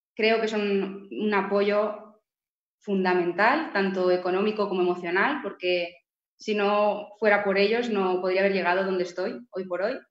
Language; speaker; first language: Spanish; native; Spanish